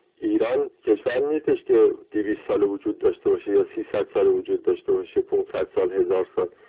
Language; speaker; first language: Persian; non-native, local second language; Azerbaijani